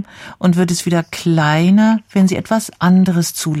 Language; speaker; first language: German; native; German